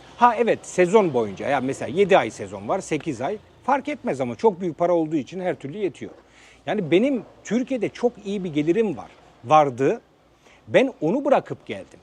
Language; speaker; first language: Turkish; early bilingual, heritage; Turkish